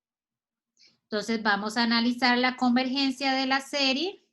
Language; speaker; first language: Spanish; native; Spanish